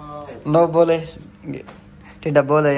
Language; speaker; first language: Indonesian; non-native, learner; Urdu